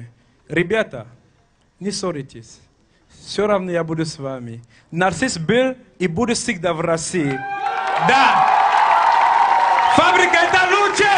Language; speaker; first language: Russian; non-native, learner; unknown